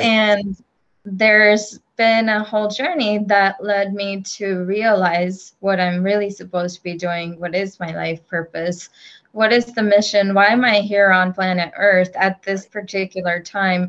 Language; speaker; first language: English; non-native, local second language; Gujarati